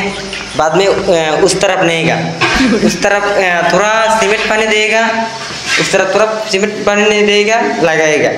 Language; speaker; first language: Hindi; non-native, learner; Bangla